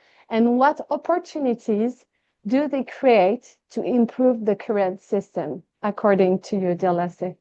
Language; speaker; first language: English; non-native, fluent; French